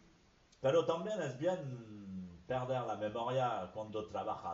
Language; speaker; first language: Spanish; non-native, fluent; French